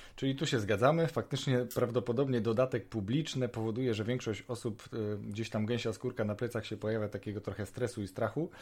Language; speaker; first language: Polish; native; Polish